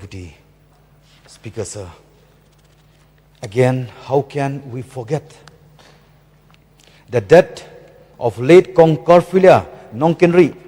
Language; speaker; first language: English; non-native, local second language; Khasi